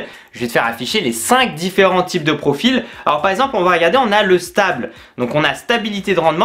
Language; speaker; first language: French; native; French